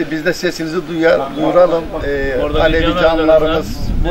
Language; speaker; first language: Turkish; native; Turkish